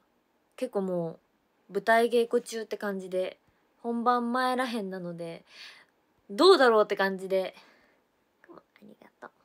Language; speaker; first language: Japanese; native; Japanese